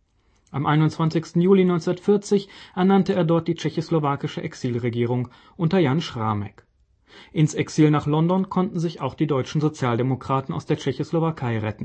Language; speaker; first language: German; native; German